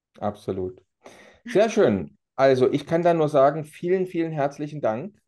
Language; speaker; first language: German; native; German